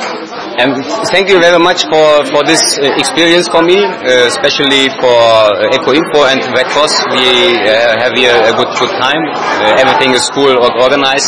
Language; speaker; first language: English; non-native, learner; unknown